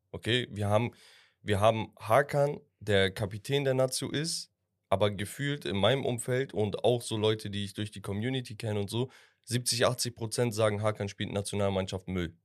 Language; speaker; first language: German; early bilingual, other home language; Turkish